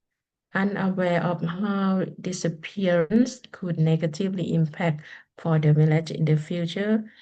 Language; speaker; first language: English; non-native, learner; Lao